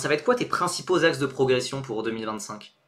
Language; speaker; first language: French; native; French